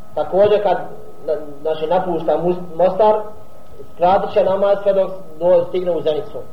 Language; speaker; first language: Bosnian; non-native, fluent; Arabic